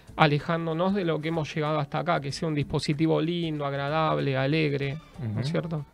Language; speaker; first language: Spanish; native; Spanish